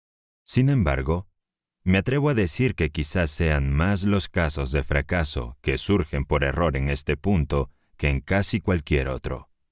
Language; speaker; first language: Spanish; native; Spanish